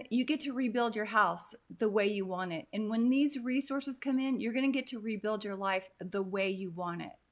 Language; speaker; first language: English; native; English